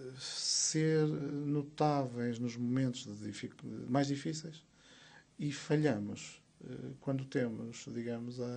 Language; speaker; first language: Portuguese; native; Portuguese